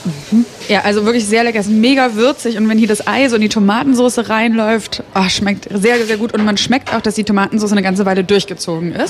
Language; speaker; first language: German; native; German